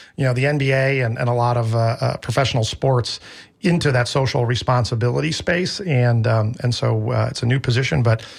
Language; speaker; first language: English; native; English